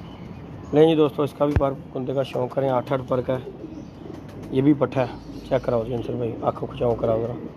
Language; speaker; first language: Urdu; non-native, local second language; Punjabi